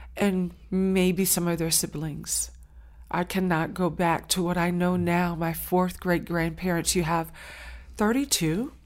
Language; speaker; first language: English; early bilingual, other home language; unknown